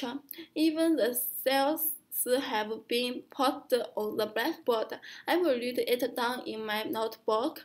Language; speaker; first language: English; non-native, learner; Chinese